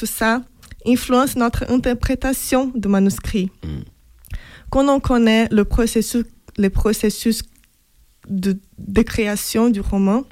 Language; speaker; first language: French; non-native, fluent; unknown